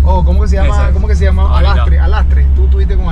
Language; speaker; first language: Spanish; native; Spanish